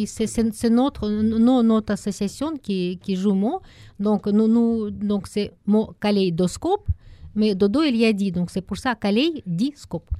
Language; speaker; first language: French; non-native, learner; Russian